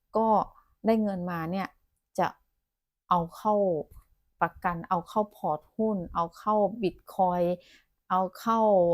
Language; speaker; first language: Thai; non-native, local second language; Chinese